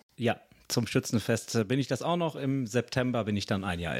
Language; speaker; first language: German; native; German